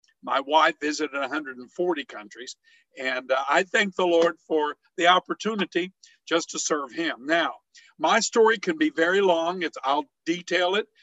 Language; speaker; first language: English; native; English